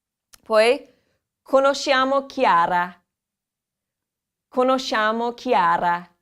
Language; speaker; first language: Italian; non-native, fluent; English